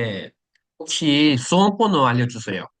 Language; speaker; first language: Korean; non-native, fluent; Uzbek